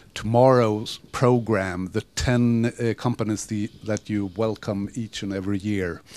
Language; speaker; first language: English; non-native, fluent; Swedish